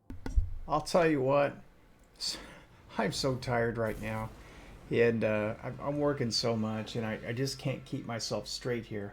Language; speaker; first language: English; native; English